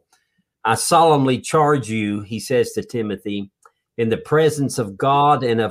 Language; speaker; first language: English; native; English